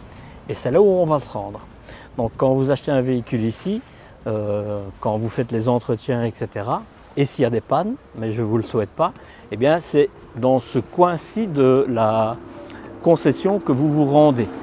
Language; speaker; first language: French; native; French